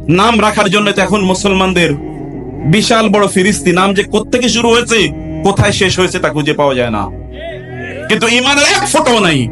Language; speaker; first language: Bangla; native; Bangla